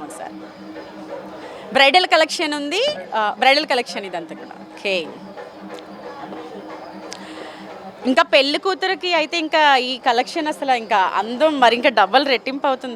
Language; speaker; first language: Telugu; native; Telugu